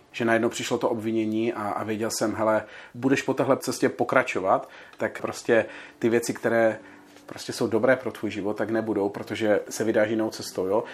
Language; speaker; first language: Czech; native; Czech